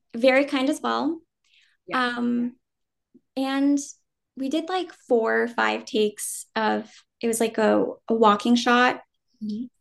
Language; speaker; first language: English; early bilingual, other home language; Vietnamese